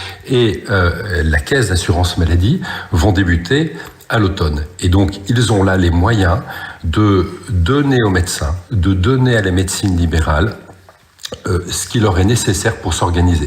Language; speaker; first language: French; native; French